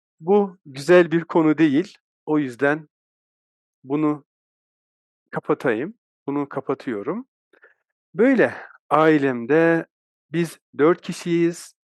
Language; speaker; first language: Turkish; native; Turkish